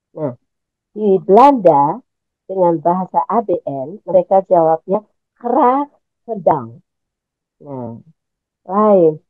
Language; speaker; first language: Indonesian; native; Indonesian